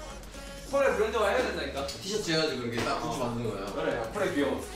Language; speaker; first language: Korean; native; Korean